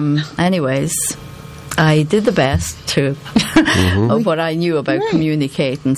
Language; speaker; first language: English; native; English